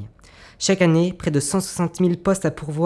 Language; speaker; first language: French; native; French